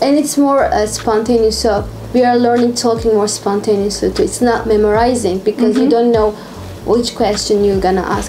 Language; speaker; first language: English; non-native, fluent; Turkish